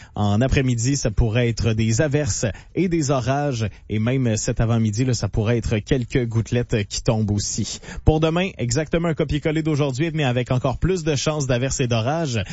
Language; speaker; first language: French; native; French